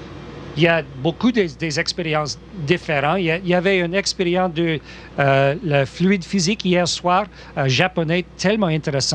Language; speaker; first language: French; non-native, local second language; English